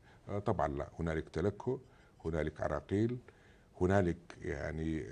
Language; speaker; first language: Arabic; native; Arabic